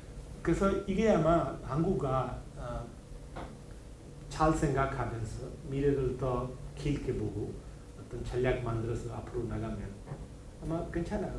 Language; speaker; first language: Korean; non-native, learner; Hindi